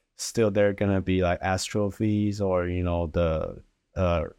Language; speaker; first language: English; early bilingual, other home language; Chinese